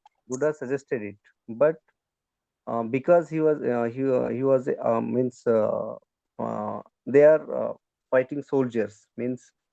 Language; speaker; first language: English; non-native, learner; Kannada